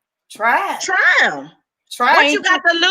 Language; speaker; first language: English; native; English